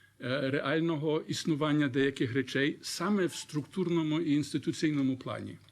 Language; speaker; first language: Ukrainian; early bilingual, heritage; Ukrainian